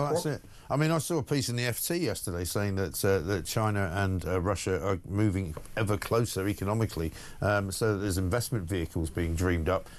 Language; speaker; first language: English; native; English